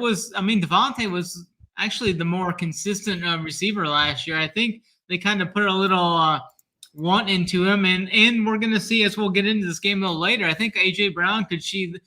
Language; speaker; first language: English; native; English